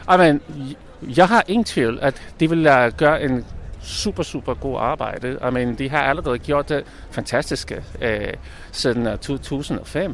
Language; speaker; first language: Danish; non-native, local second language; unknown